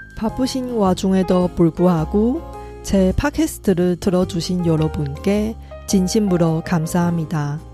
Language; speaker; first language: Korean; non-native, fluent; Chinese